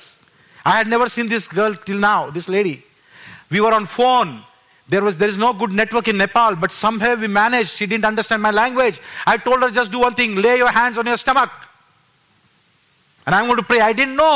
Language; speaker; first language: English; non-native, local second language; Marathi